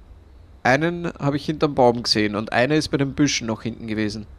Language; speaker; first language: German; native; German